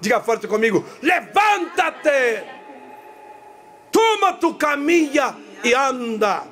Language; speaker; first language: Portuguese; non-native, learner; Spanish